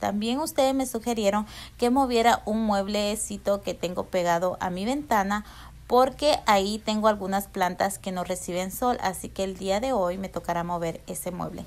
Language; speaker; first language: Spanish; native; Spanish